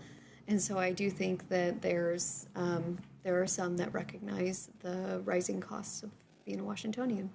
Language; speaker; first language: English; native; English